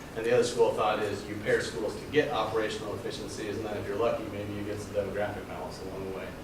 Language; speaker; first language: English; native; English